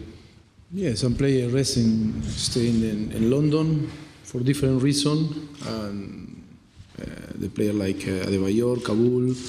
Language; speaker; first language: English; non-native, fluent; Spanish